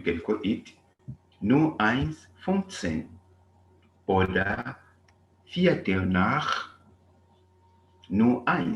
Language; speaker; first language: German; non-native, learner; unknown